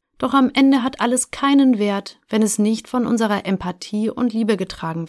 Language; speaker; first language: German; native; German